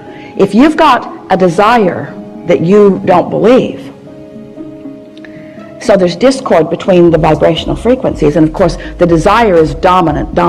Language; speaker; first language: English; native; English